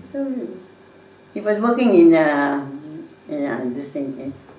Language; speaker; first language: English; non-native, local second language; Hindi